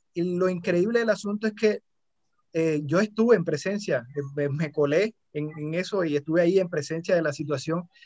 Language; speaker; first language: Spanish; native; Spanish